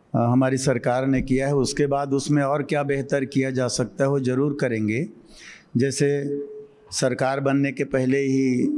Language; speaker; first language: Hindi; native; Hindi